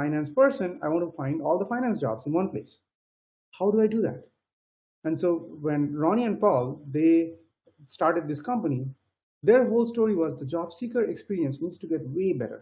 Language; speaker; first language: English; non-native, local second language; Bangla